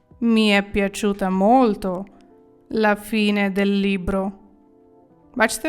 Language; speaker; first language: Italian; non-native, fluent; Ukrainian